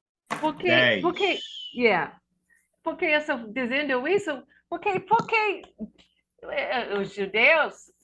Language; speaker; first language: Portuguese; non-native, learner; English